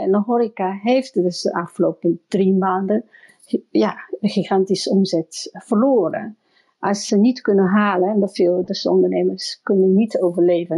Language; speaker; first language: Dutch; non-native, fluent; Chinese